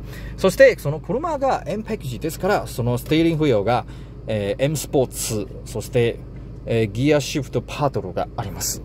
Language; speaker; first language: Japanese; non-native, learner; Chinese